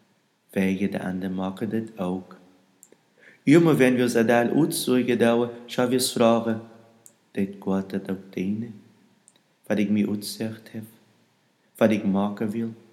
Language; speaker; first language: German; non-native, learner; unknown